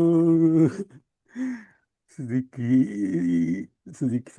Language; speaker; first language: Indonesian; non-native, learner; Japanese